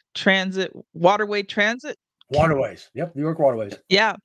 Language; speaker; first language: English; native; English